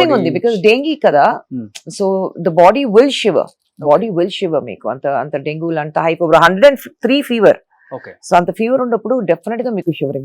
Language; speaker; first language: Telugu; non-native, fluent; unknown